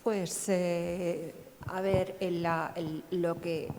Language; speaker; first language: Spanish; native; Spanish